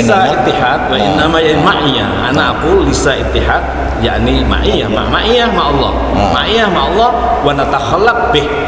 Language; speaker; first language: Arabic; non-native, fluent; Javanese